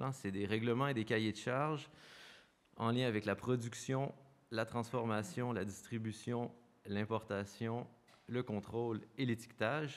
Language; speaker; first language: French; native; French